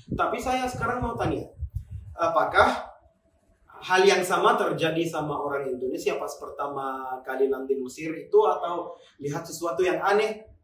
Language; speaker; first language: Indonesian; non-native, fluent; Arabic